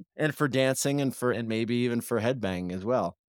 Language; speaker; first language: English; native; English